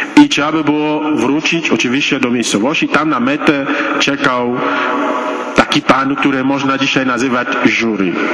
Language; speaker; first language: Polish; non-native, fluent; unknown